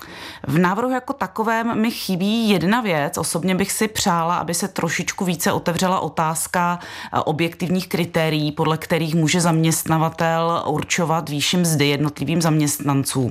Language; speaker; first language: Czech; native; Czech